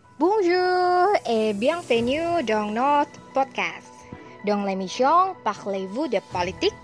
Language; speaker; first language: French; non-native, learner; Cantonese